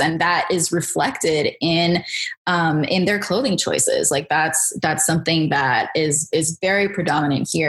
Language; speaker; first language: English; native; English